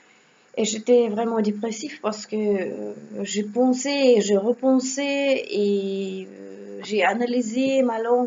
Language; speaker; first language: French; non-native, learner; Russian